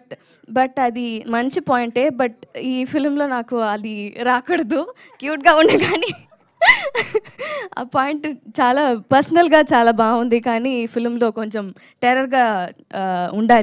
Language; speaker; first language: Telugu; non-native, learner; Tamil